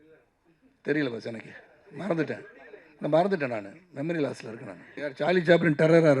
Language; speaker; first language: Tamil; native; Tamil